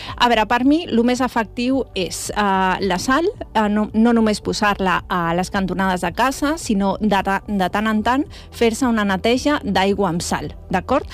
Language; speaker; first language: Catalan; non-native, local second language; Spanish